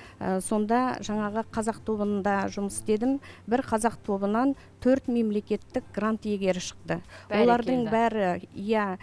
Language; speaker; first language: Kazakh; native; Kazakh